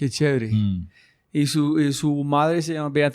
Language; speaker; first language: Spanish; non-native, fluent; English